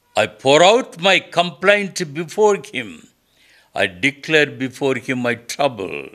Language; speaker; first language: English; non-native, local second language; Tamil